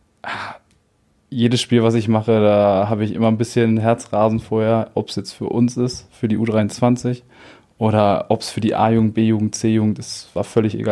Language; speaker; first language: German; native; German